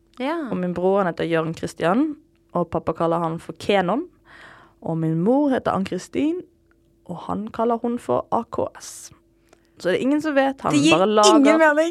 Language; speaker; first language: Norwegian; native; Norwegian